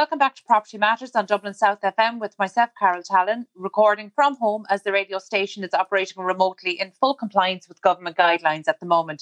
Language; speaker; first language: English; native; English